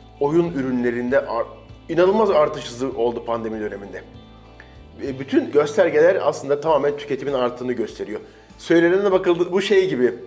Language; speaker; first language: Turkish; native; Turkish